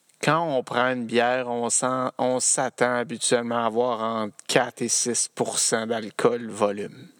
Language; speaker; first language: French; native; French